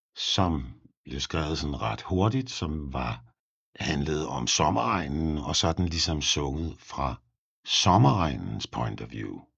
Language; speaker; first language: Danish; native; Danish